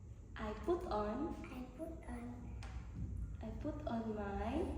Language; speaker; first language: English; non-native, learner; Vietnamese